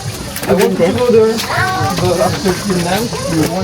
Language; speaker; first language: English; non-native, learner; Indonesian